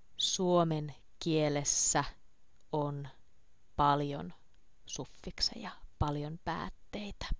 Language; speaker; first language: Finnish; non-native, fluent; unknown